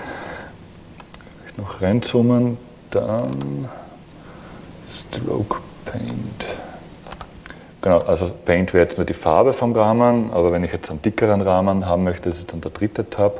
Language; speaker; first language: German; native; German